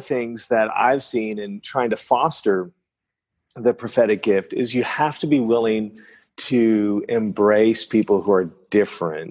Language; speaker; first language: English; non-native, fluent; French